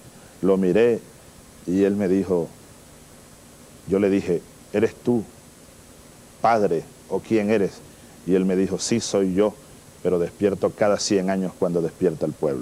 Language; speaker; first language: Spanish; native; Spanish